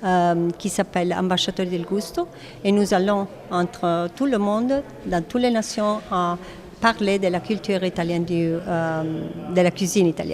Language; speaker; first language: French; non-native, fluent; Italian